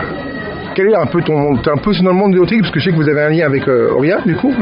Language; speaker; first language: French; native; French